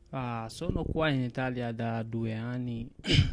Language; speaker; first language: Italian; non-native, learner; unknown